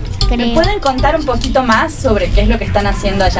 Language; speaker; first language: Spanish; native; Spanish